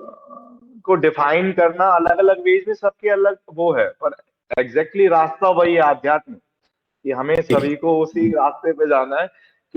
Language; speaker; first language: Hindi; native; Hindi